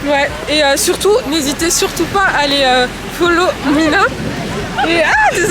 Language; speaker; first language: French; native; French